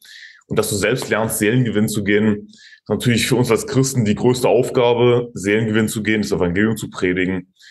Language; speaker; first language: German; native; German